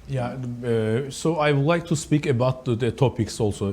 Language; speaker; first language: English; non-native, learner; Azerbaijani